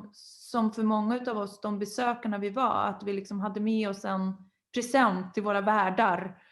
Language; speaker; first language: Swedish; native; Swedish